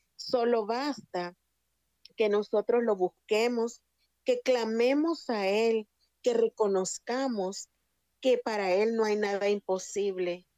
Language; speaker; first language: Spanish; native; Spanish